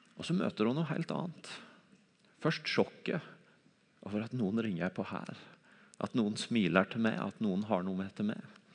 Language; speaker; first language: Norwegian; native; Norwegian